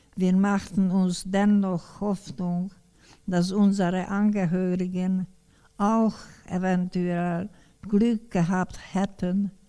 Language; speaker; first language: German; non-native, fluent; Hungarian